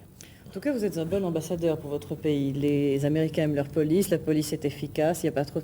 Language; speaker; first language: French; native; French